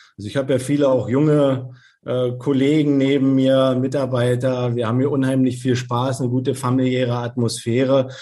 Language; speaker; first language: German; native; German